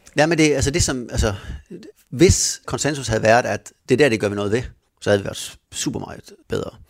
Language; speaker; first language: Danish; native; Danish